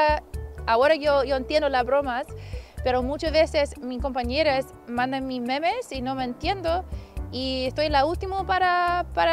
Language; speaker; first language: Spanish; non-native, learner; English